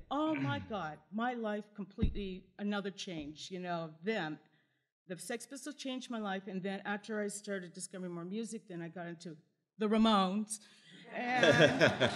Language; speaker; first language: English; native; English